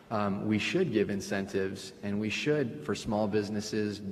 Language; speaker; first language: English; early bilingual, other home language; Spanish